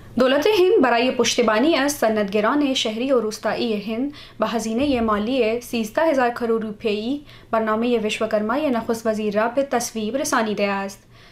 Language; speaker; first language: Persian; non-native, fluent; Hindi